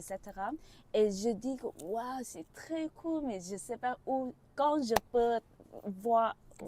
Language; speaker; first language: French; non-native, learner; Vietnamese